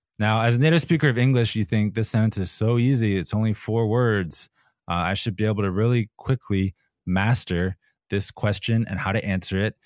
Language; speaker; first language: English; native; English